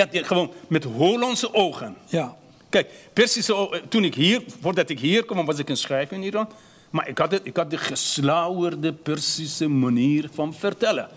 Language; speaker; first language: Dutch; non-native, fluent; Persian